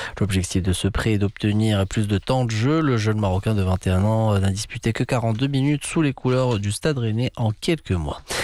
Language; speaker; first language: French; non-native, local second language; Arabic